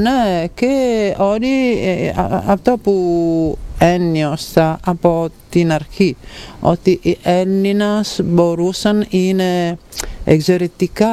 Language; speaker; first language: Greek; non-native, fluent; Italian